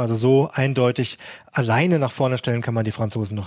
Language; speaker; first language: German; native; German